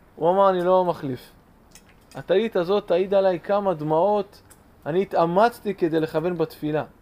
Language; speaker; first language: Hebrew; native; Hebrew